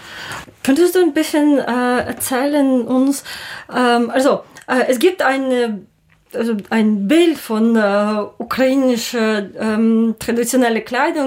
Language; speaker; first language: German; non-native, learner; Ukrainian